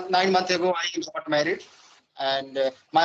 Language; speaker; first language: English; non-native, learner; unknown